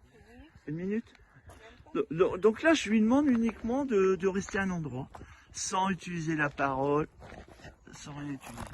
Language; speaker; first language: French; native; French